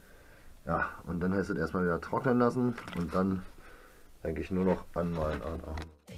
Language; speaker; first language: German; native; German